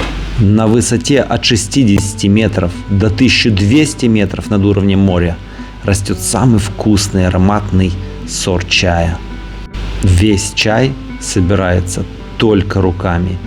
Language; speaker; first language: Russian; native; Russian